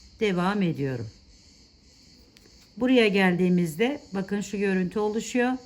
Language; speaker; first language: Turkish; native; Turkish